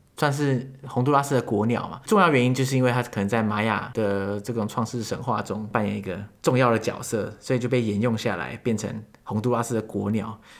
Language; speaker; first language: Chinese; native; Chinese